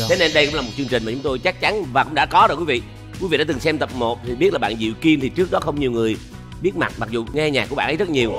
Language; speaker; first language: Vietnamese; native; Vietnamese